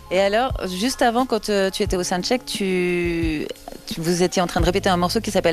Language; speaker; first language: French; native; French